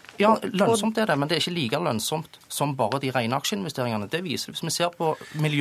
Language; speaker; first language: Norwegian; native; Norwegian